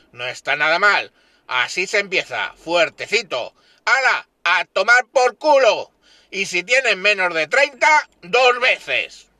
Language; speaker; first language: Spanish; native; Spanish